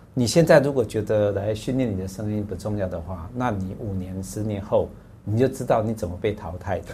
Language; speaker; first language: Chinese; native; Chinese